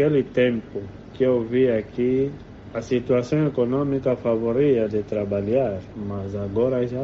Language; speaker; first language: Portuguese; non-native, learner; Spanish